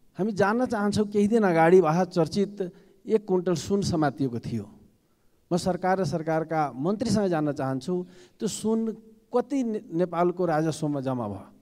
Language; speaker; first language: Nepali; non-native, local second language; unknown